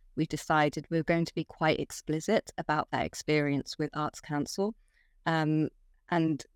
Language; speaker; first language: English; non-native, fluent; Italian